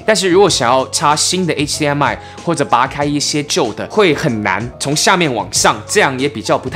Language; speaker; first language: Chinese; early bilingual, heritage; English